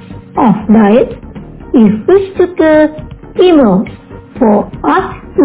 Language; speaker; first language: German; non-native, learner; Indonesian